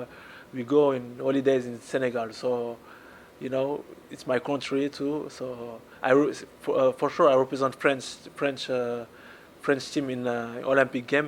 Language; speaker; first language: English; non-native, learner; French